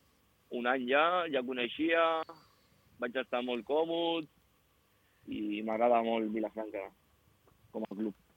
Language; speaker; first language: Catalan; non-native, local second language; Spanish